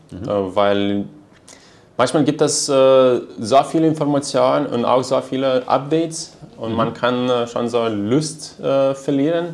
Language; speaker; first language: German; non-native, learner; Lithuanian